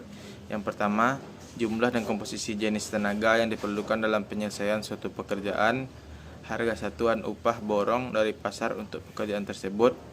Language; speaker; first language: Indonesian; native; Indonesian